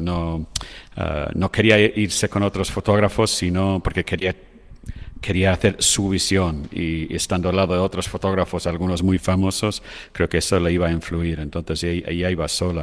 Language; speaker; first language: Spanish; non-native, fluent; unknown